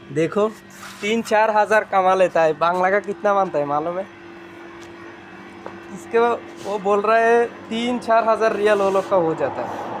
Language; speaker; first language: Hindi; non-native, learner; Bangla